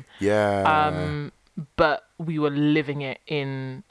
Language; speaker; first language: English; native; English